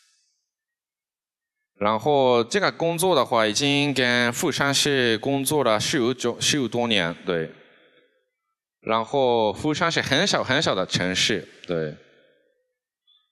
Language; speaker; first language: Chinese; non-native, fluent; Japanese